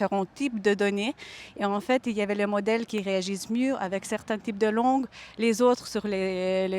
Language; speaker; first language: French; non-native, fluent; Lithuanian